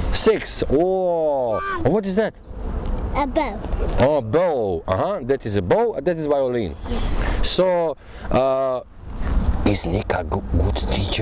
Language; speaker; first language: English; non-native, learner; Croatian